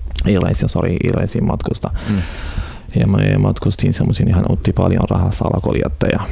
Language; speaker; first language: Finnish; non-native, learner; Arabic